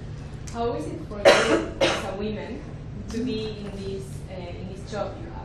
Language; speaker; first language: English; non-native, fluent; Italian